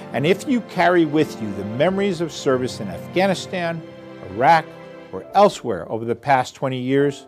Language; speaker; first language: English; native; English